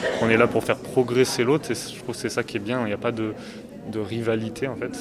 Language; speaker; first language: French; native; French